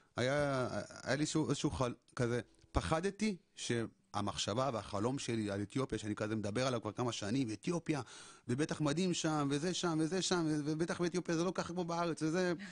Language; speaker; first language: Hebrew; early bilingual, other home language; Amharic